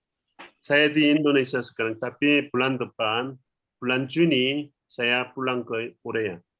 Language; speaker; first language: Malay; non-native, learner; Korean